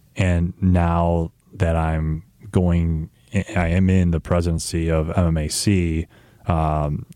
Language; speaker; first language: English; native; English